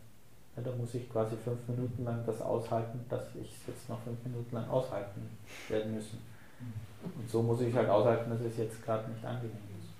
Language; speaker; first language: German; native; German